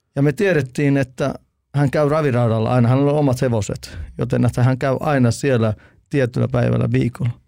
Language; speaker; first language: Finnish; early bilingual, heritage; Finnish